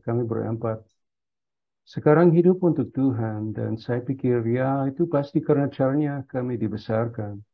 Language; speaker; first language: Indonesian; non-native, fluent; English